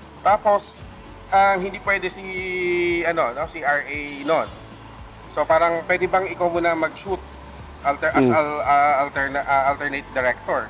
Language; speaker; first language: Filipino; non-native, local second language; Cebuano